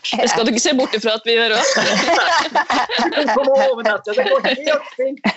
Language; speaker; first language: Norwegian; native; Norwegian